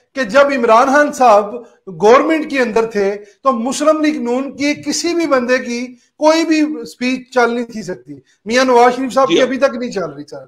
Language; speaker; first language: Urdu; native; Urdu